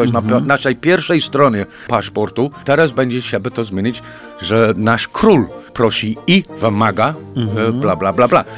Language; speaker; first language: Polish; non-native, fluent; English